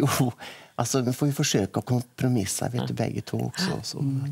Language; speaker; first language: Swedish; native; Swedish